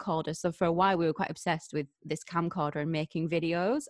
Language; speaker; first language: English; native; English